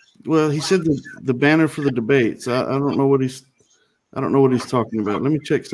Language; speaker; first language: English; native; English